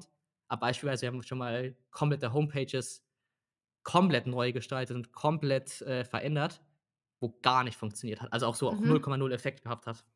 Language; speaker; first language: German; native; German